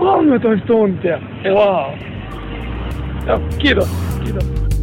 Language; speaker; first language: Finnish; non-native, local second language; Somali